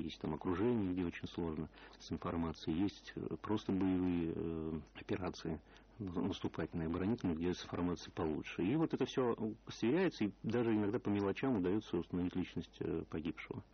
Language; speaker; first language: Russian; native; Russian